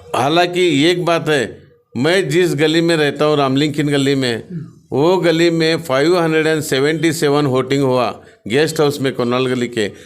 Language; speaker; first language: Hindi; non-native, local second language; Marathi